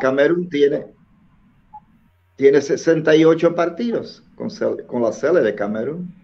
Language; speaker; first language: Spanish; non-native, fluent; Czech